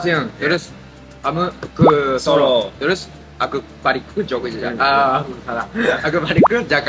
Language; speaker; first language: Indonesian; non-native, fluent; Japanese